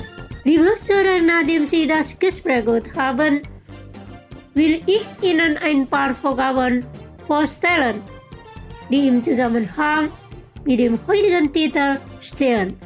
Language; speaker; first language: German; non-native, fluent; Indonesian